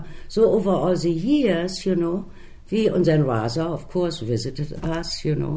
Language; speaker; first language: English; non-native, fluent; German